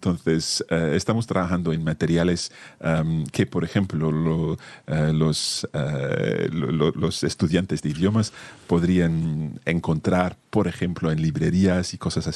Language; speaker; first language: Spanish; non-native, fluent; English